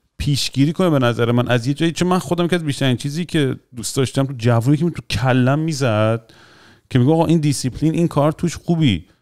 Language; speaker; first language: Persian; early bilingual, heritage; Persian